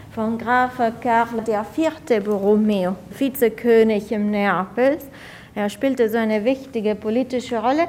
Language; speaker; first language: German; non-native, fluent; Italian